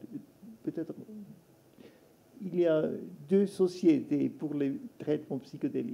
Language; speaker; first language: French; non-native, local second language; German